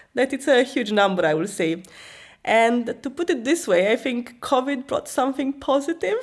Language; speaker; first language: English; non-native, fluent; Romanian